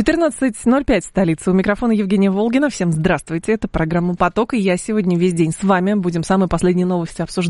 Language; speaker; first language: Russian; native; Russian